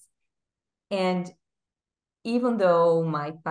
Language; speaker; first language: English; non-native, fluent; Czech